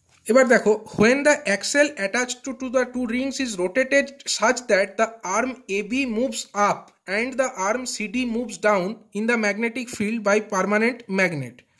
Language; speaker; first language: English; non-native, local second language; Bangla